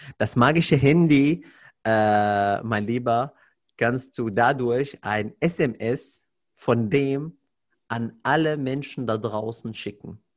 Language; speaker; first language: German; non-native, fluent; Arabic